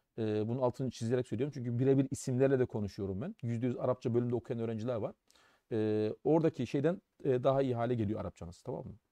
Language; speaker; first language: Turkish; early bilingual, heritage; German